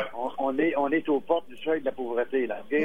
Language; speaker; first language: French; native; French